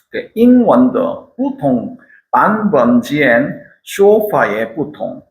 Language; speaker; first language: Chinese; non-native, fluent; Korean